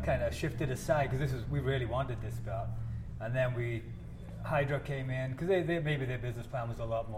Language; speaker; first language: English; native; English